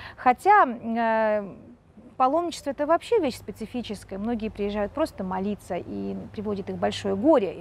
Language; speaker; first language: Russian; native; Russian